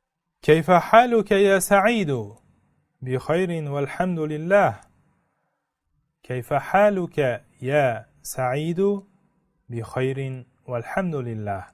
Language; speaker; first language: Arabic; non-native, fluent; Uzbek